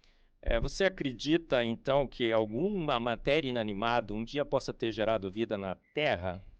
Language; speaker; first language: Portuguese; native; Portuguese